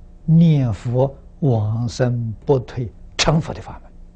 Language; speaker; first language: Chinese; native; Chinese